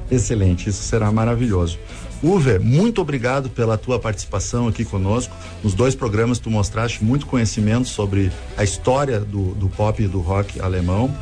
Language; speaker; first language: Portuguese; native; Portuguese